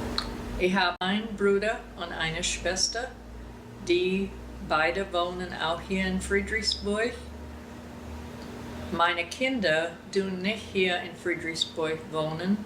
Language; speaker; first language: German; early bilingual, heritage; German